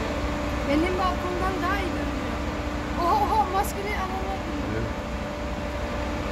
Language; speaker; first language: Turkish; early bilingual, other home language; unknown